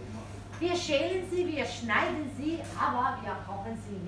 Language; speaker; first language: German; non-native, fluent; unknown